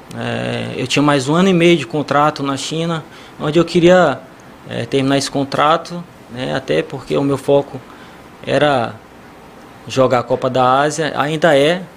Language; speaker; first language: Portuguese; native; Portuguese